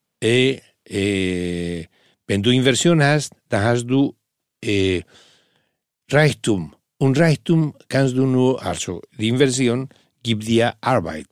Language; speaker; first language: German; non-native, fluent; Spanish